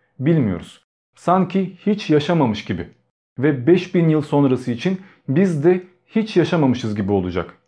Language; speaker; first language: Turkish; early bilingual, other home language; Albanian